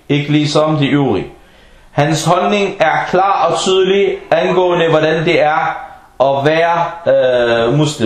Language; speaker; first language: Danish; non-native, fluent; Arabic